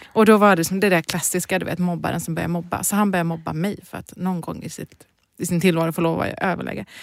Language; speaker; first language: Swedish; early bilingual, other home language; Persian